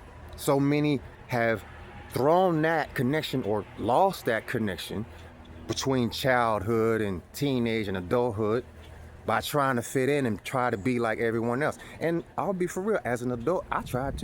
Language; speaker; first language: English; native; English